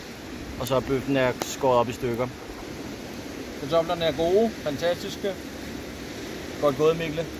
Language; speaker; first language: Danish; native; Danish